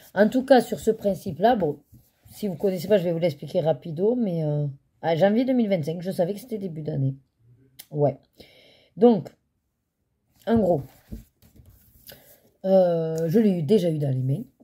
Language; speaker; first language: French; native; French